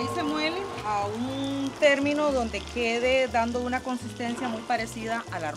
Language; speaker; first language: Spanish; native; Spanish